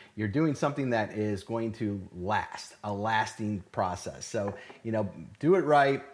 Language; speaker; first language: English; native; English